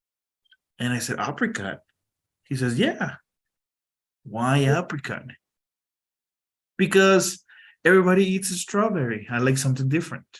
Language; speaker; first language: English; non-native, fluent; Spanish